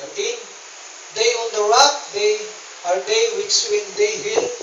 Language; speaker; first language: English; non-native, local second language; Filipino